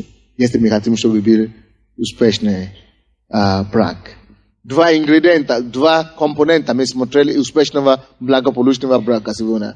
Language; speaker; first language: Russian; non-native, fluent; Yoruba